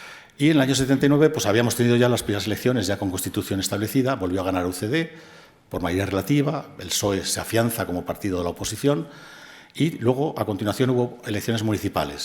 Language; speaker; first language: Spanish; native; Spanish